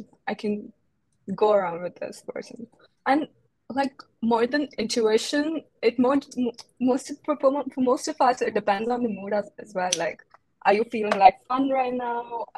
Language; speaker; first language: English; non-native, local second language; Hindi